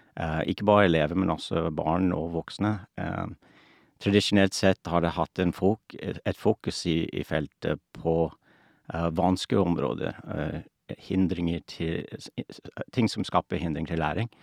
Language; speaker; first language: Norwegian; non-native, fluent; English